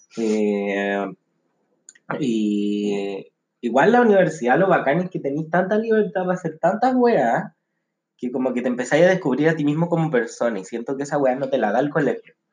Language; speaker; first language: Spanish; native; Spanish